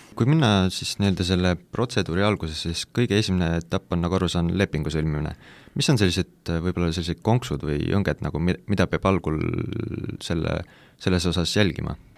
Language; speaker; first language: Estonian; native; Estonian